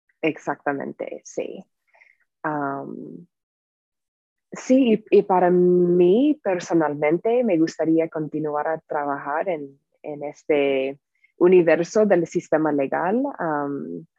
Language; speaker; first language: Spanish; non-native, fluent; English